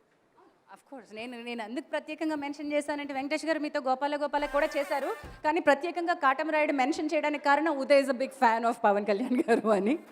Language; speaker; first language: Telugu; native; Telugu